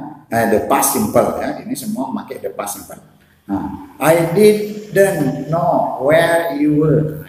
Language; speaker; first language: English; non-native, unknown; Balinese